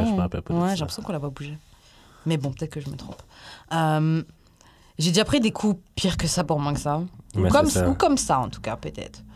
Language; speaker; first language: French; native; French